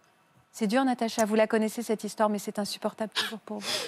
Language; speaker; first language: French; native; French